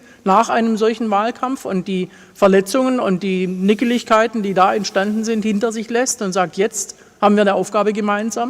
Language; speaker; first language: German; native; German